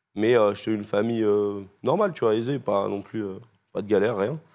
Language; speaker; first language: French; native; French